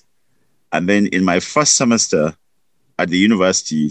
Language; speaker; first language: English; non-native, local second language; Hausa